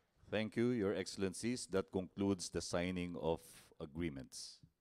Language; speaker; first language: English; non-native, local second language; Filipino